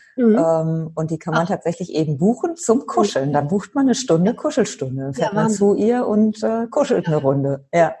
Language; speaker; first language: German; native; German